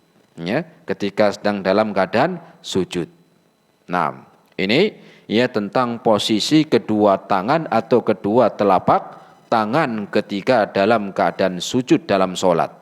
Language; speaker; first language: Indonesian; native; Indonesian